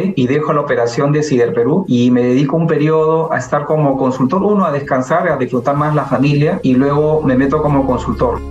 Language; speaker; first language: Spanish; native; Spanish